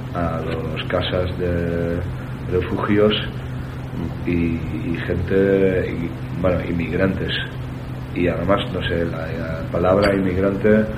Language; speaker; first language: Spanish; non-native, fluent; Dutch